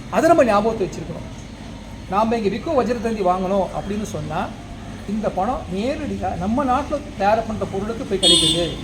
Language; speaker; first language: Tamil; non-native, local second language; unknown